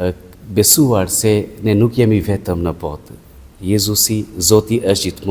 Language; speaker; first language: Albanian; non-native, fluent; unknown